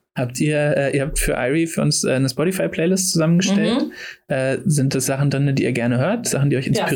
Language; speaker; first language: German; native; German